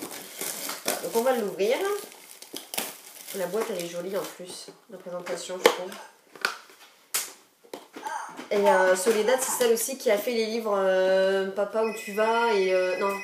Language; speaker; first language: French; native; French